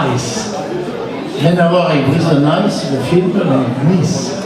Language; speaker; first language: French; native; French